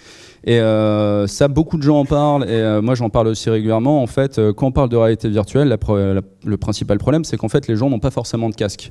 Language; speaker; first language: French; native; French